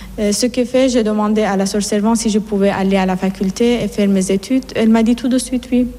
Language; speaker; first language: French; non-native, fluent; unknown